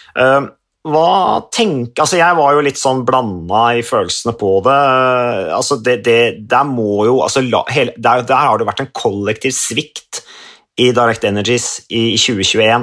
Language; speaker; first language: Norwegian; native; Norwegian